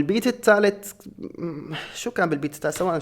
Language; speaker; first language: Arabic; native; Arabic